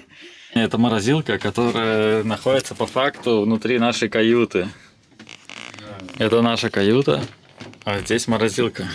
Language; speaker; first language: Russian; native; Russian